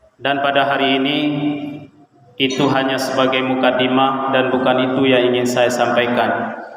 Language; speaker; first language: Malay; non-native, local second language; Achinese